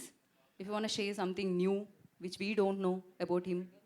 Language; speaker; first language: Telugu; native; Telugu